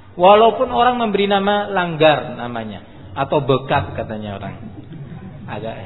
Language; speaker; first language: Indonesian; non-native, local second language; Madurese